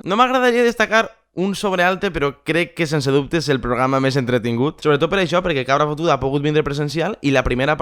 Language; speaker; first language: Catalan; native; Catalan